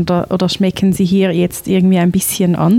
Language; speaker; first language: German; native; German